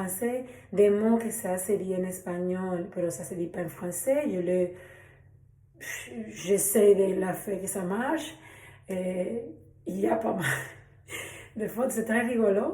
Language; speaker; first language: French; non-native, learner; Spanish